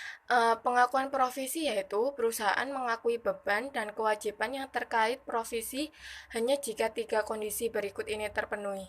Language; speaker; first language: Indonesian; native; Indonesian